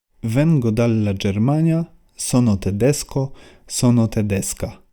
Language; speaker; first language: Italian; non-native, learner; Polish